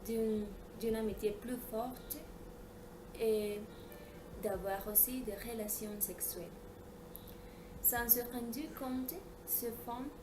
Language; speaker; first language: French; non-native, learner; Spanish